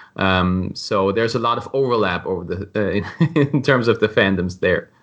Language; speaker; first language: English; non-native, fluent; German